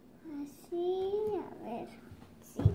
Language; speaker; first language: Spanish; early bilingual, other home language; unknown